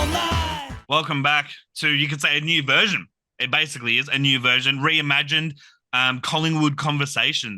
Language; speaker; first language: English; native; English